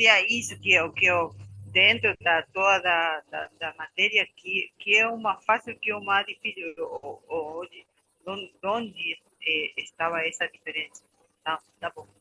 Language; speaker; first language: Portuguese; non-native, learner; Spanish